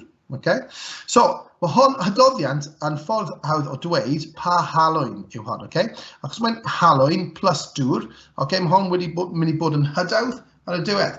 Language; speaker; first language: Welsh; native; Welsh